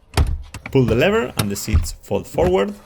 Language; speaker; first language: English; non-native, fluent; Spanish